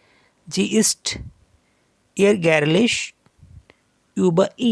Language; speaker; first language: German; non-native, learner; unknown